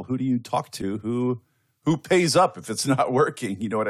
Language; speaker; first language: English; native; English